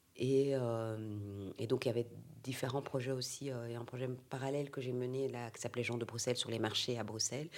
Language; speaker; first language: French; native; French